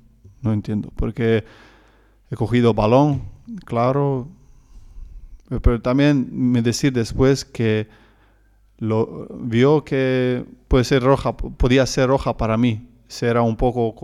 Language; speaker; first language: Spanish; non-native, learner; Croatian